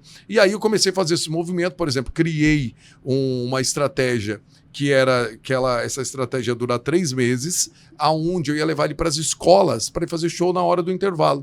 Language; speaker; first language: Portuguese; native; Portuguese